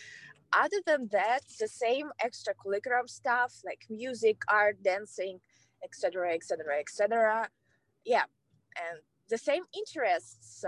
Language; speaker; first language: English; non-native, fluent; Kazakh